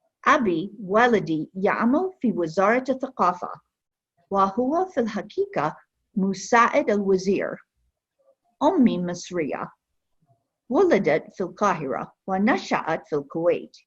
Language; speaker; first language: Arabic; non-native, fluent; English